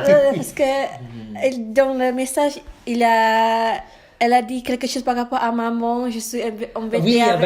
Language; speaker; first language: French; non-native, learner; Malay